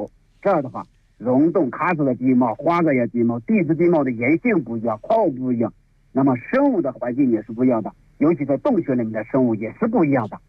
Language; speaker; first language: Chinese; native; Chinese